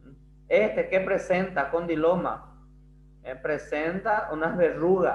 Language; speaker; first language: Spanish; non-native, fluent; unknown